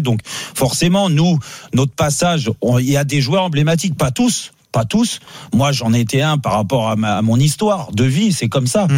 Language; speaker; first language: French; native; French